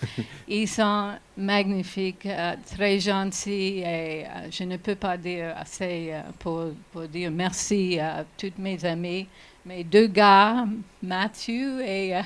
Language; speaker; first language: French; non-native, learner; English